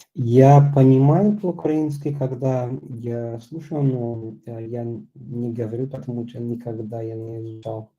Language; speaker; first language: Russian; non-native, fluent; English